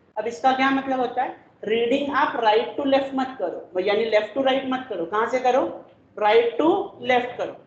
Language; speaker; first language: Hindi; non-native, local second language; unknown